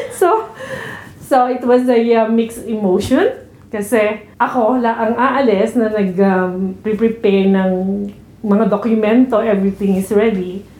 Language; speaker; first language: Filipino; native; Filipino